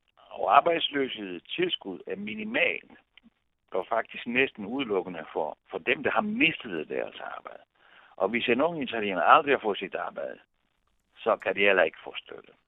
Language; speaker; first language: Danish; non-native, fluent; Italian